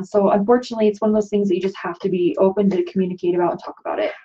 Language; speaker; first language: English; native; English